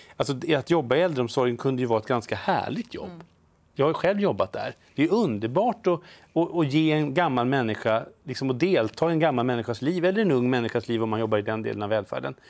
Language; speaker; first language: Swedish; native; Swedish